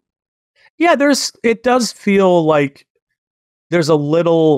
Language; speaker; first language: English; native; English